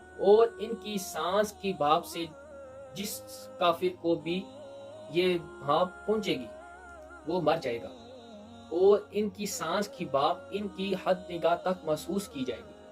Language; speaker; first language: Urdu; non-native, local second language; Punjabi